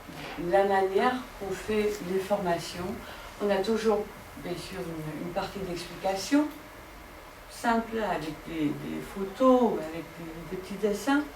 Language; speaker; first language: French; non-native, fluent; Dutch